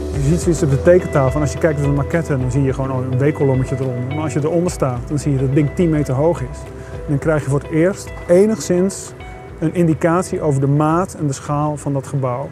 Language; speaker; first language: Dutch; native; Dutch